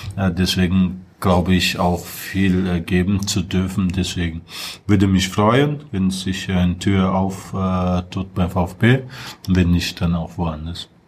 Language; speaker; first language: German; non-native, fluent; Portuguese